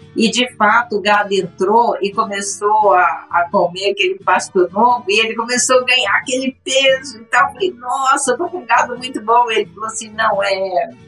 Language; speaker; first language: Portuguese; native; Portuguese